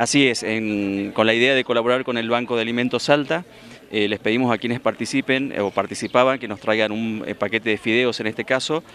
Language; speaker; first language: Spanish; native; Spanish